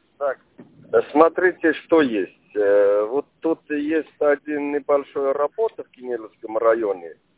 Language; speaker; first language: Russian; non-native, fluent; Armenian